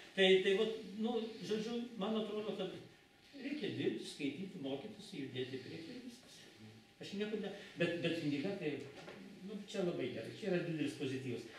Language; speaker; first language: Lithuanian; native; Lithuanian